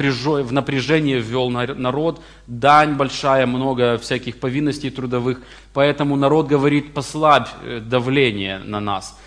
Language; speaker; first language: Russian; native; Russian